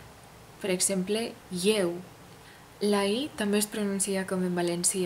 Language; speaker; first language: Catalan; non-native, fluent; Romanian